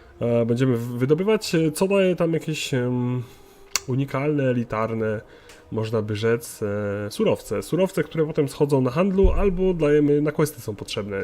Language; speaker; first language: Polish; native; Polish